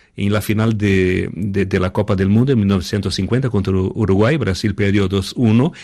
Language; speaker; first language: Spanish; non-native, fluent; Portuguese